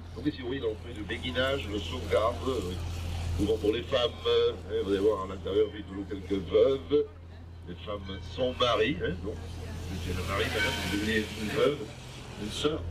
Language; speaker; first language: French; non-native, local second language; Dutch